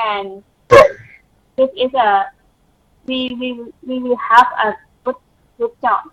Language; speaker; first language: English; non-native, learner; Thai